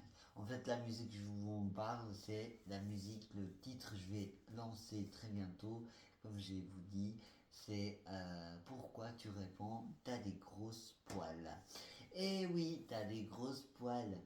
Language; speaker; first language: French; non-native, fluent; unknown